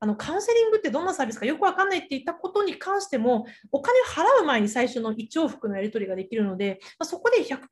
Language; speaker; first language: Japanese; early bilingual, other home language; Chinese